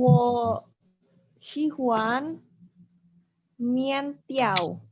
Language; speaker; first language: Chinese; non-native, learner; Indonesian